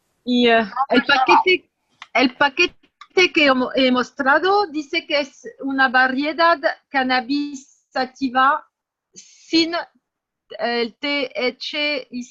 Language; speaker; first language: Spanish; non-native, learner; French